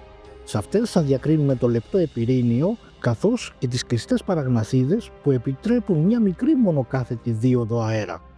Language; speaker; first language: Greek; native; Greek